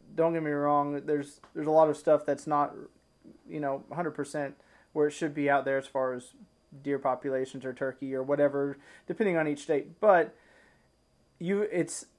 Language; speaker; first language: English; native; English